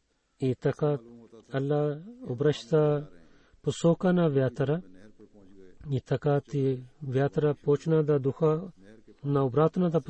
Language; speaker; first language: Bulgarian; non-native, fluent; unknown